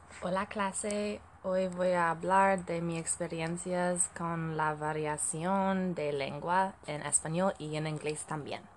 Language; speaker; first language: Spanish; non-native, learner; English